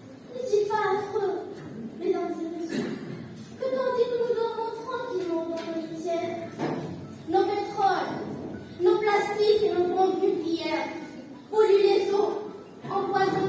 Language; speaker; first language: French; non-native, local second language; Arabic